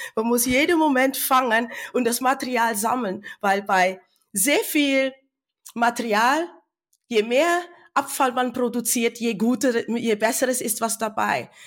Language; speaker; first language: German; non-native, fluent; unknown